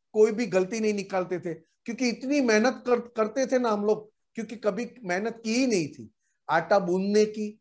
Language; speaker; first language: Hindi; non-native, local second language; Gujarati